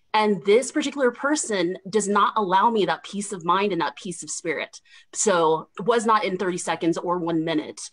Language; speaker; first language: English; native; English